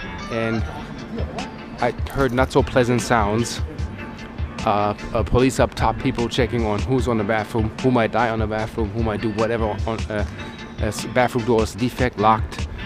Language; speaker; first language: English; non-native, fluent; German